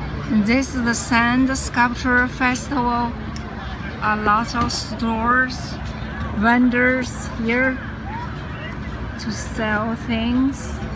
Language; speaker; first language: English; non-native, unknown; Chinese